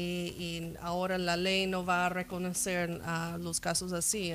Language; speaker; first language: Spanish; non-native, fluent; English